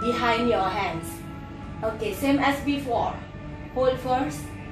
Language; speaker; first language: English; non-native, learner; Indonesian